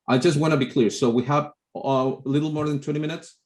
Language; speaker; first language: English; non-native, fluent; Spanish